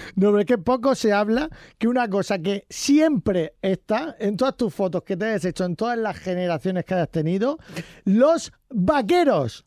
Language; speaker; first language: Spanish; native; Spanish